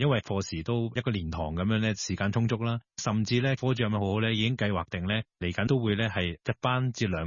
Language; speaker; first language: Cantonese; native; Cantonese